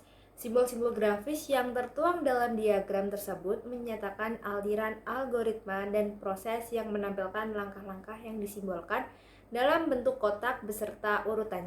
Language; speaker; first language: Indonesian; native; Indonesian